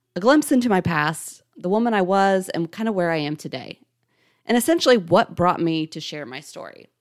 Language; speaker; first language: English; native; English